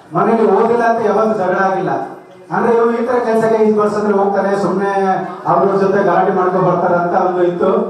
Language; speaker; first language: Kannada; non-native, local second language; Telugu